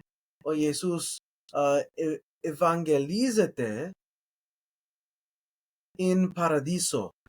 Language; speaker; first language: Greek; non-native, learner; English